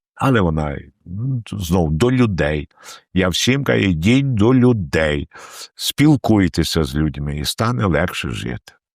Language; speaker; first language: Ukrainian; native; Ukrainian